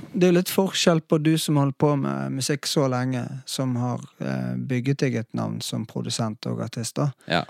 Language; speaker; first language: Norwegian; native; Norwegian